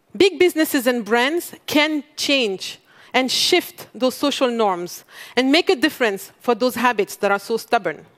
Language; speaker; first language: English; non-native, fluent; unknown